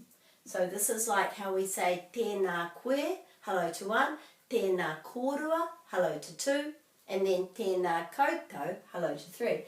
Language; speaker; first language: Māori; non-native, local second language; English